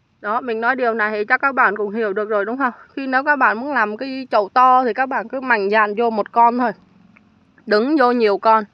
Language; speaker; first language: Vietnamese; native; Vietnamese